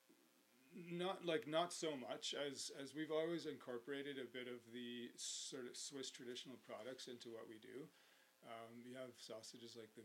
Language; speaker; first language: English; native; English